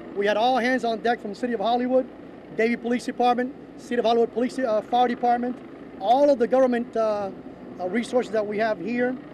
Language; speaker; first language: English; early bilingual, other home language; Spanish